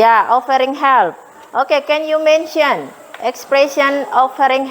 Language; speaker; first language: English; non-native, fluent; Indonesian